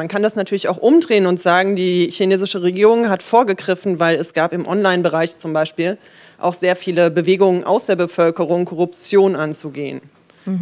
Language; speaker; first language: German; native; German